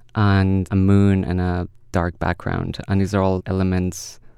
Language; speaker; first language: English; early bilingual, other home language; Spanish